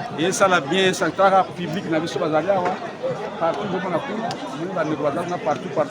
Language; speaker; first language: Lingala; native; Lingala